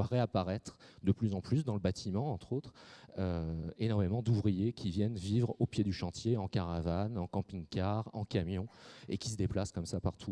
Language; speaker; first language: French; native; French